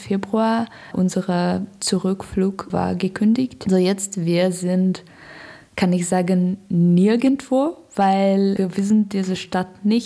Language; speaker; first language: German; non-native, learner; Russian